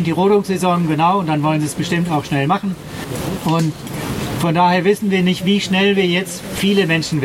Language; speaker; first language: German; native; German